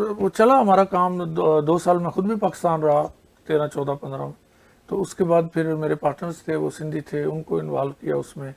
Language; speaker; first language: Urdu; non-native, local second language; Punjabi